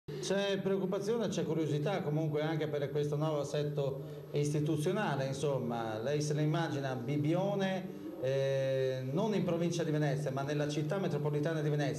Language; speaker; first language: Italian; native; Italian